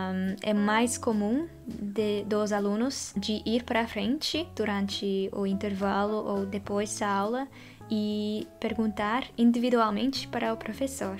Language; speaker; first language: Portuguese; non-native, fluent; Dutch